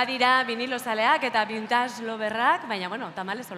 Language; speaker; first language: Basque; native; Basque